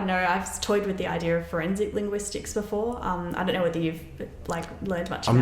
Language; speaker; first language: English; native; English